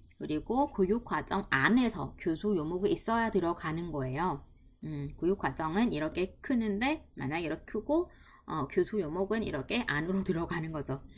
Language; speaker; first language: Korean; non-native, fluent; Vietnamese